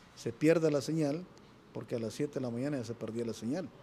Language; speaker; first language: Spanish; native; Spanish